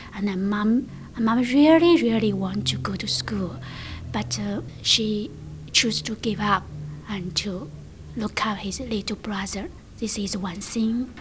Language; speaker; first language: English; non-native, learner; Chinese